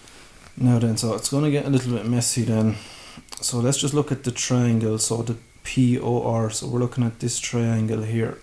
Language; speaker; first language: English; native; English